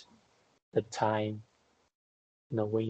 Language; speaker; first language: English; non-native, fluent; Chinese